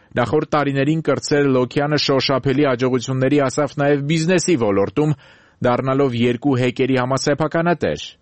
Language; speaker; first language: Armenian; native; Armenian